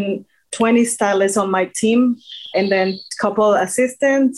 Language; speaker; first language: English; non-native, fluent; Spanish